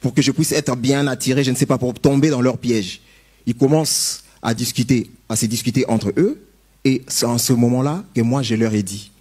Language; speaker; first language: French; non-native, local second language; Lingala